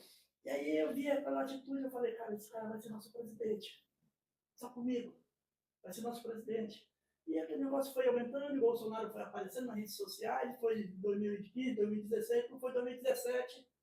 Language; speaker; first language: Portuguese; native; Portuguese